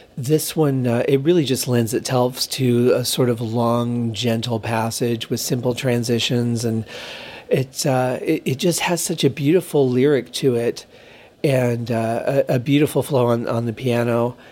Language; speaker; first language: English; native; English